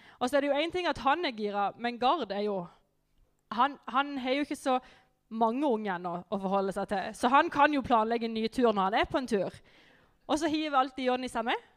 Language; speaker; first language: Norwegian; native; Norwegian